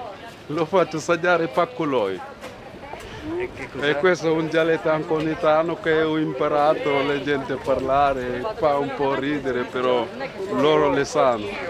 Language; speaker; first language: Italian; non-native, fluent; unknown